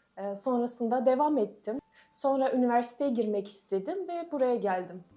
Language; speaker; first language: Turkish; non-native, fluent; Russian